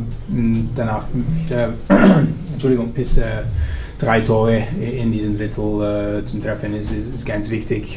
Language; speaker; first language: German; non-native, learner; English